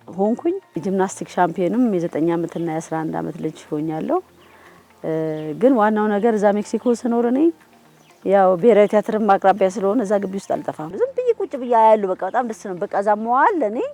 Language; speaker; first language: Amharic; native; Amharic